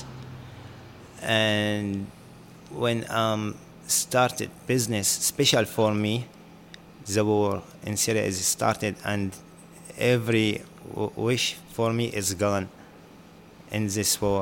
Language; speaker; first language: English; non-native, learner; Arabic